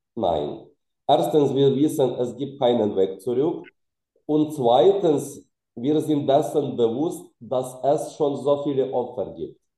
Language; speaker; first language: German; non-native, fluent; Ukrainian